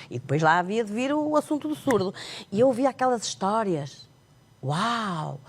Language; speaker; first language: Portuguese; non-native, local second language; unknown